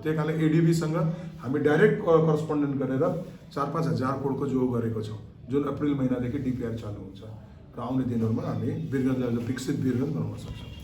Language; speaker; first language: Nepali; non-native, local second language; Marwari